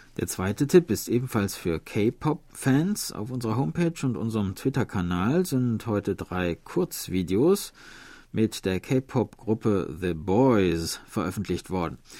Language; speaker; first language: German; native; German